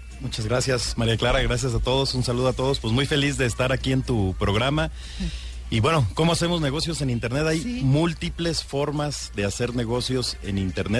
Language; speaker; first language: Spanish; native; Spanish